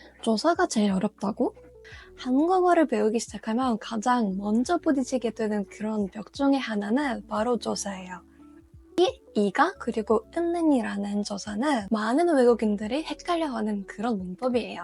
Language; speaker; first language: Korean; non-native, fluent; Russian